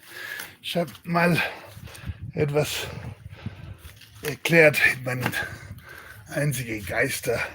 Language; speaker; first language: German; non-native, learner; Spanish